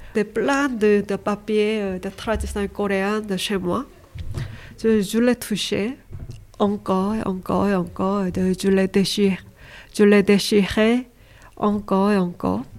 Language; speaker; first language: French; non-native, learner; Korean